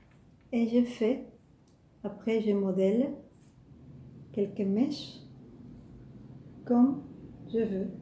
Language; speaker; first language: French; non-native, fluent; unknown